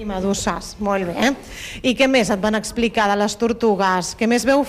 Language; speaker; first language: Catalan; native; Catalan